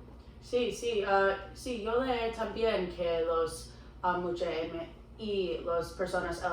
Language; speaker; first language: Spanish; non-native, learner; English